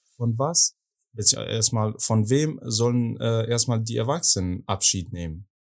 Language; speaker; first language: German; non-native, fluent; Persian